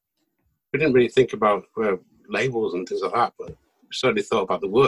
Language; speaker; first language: English; native; English